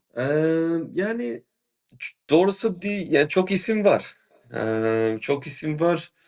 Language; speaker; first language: Turkish; early bilingual, heritage; Turkish